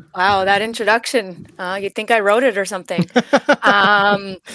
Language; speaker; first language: English; native; English